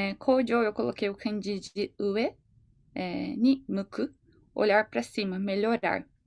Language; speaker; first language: Portuguese; native; Portuguese